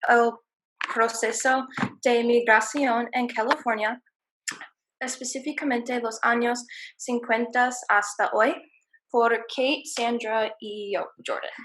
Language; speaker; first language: Spanish; non-native, learner; English